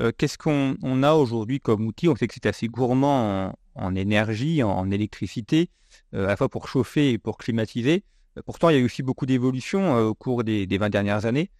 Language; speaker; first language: French; native; French